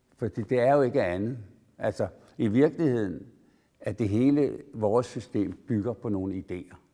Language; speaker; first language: Danish; native; Danish